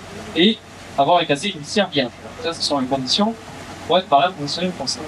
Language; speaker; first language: French; native; French